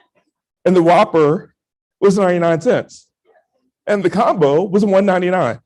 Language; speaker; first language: English; native; English